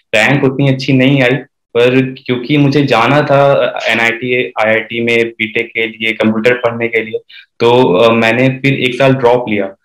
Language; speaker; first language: Hindi; native; Hindi